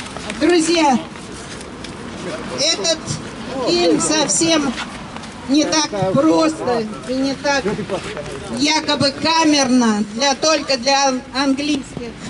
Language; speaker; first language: Russian; native; Russian